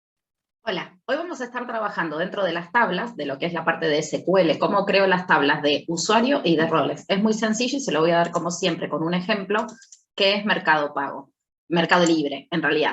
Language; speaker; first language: Spanish; native; Spanish